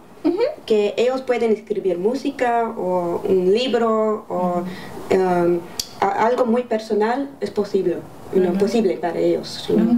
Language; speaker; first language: Spanish; early bilingual, heritage; English